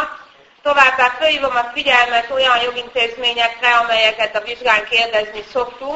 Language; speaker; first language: Hungarian; native; Hungarian